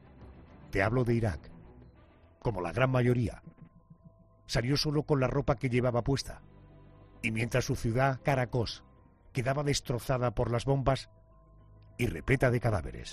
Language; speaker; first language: Spanish; native; Spanish